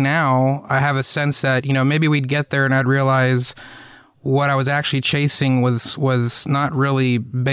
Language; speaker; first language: English; native; English